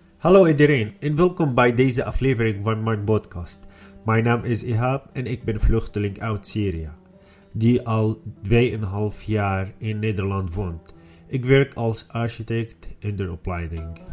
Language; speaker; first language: Dutch; non-native, learner; Arabic